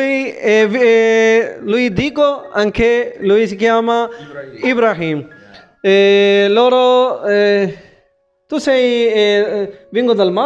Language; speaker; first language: Italian; non-native, learner; Urdu